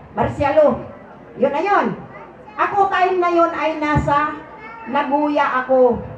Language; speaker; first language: Filipino; non-native, local second language; Cebuano